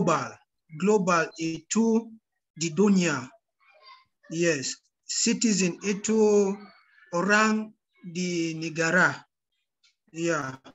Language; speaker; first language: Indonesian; non-native, learner; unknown